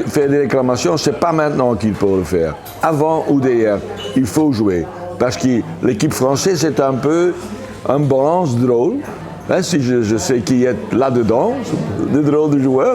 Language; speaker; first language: French; non-native, local second language; Dutch